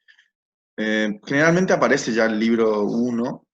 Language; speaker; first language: Spanish; native; Spanish